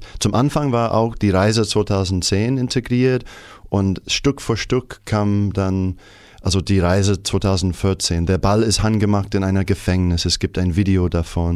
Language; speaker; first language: German; non-native, fluent; English